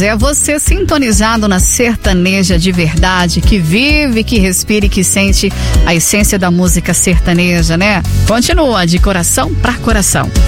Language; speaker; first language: Portuguese; native; Portuguese